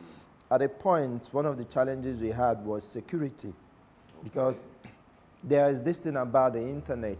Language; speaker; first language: English; non-native, local second language; Igbo